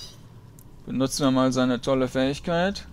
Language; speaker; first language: German; native; German